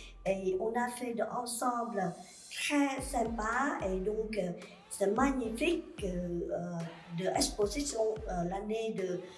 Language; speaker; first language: French; non-native, learner; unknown